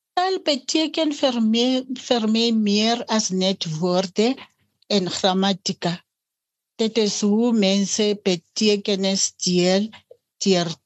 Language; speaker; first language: Afrikaans; non-native, local second language; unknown